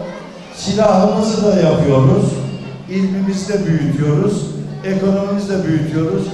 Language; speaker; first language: Turkish; native; Turkish